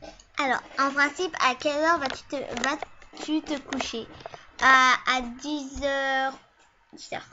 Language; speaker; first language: French; early bilingual, other home language; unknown